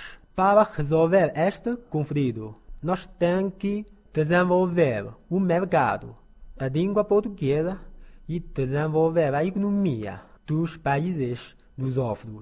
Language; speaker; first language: Portuguese; non-native, learner; Chinese